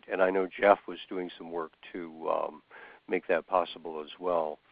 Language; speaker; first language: English; native; English